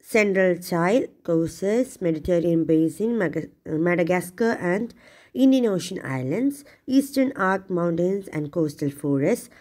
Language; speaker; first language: English; non-native, local second language; Malayalam